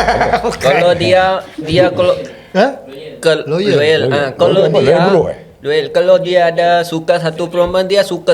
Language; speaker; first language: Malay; non-native, learner; Punjabi